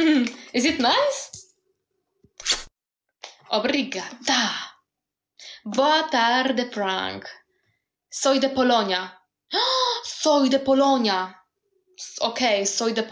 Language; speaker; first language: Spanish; non-native, learner; Polish